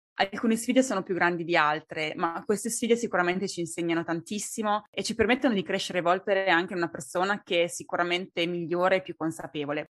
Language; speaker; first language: Italian; native; Italian